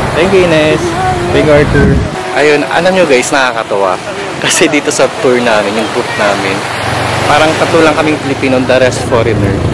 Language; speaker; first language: Filipino; native; Filipino